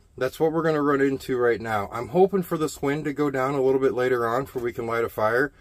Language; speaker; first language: English; native; English